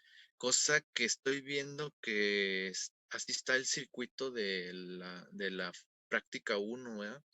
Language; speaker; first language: Spanish; native; Spanish